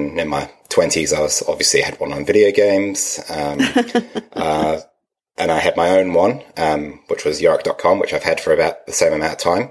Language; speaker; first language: English; native; English